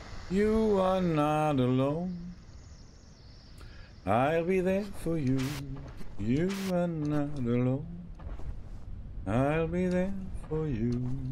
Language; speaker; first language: English; non-native, learner; German